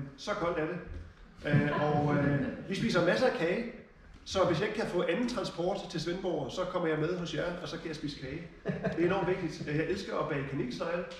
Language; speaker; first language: Danish; early bilingual, other home language; German